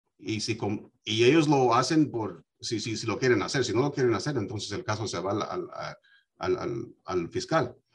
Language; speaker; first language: Spanish; early bilingual, heritage; Spanish